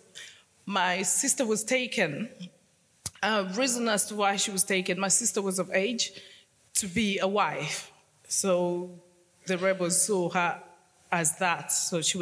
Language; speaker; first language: English; non-native, local second language; Acoli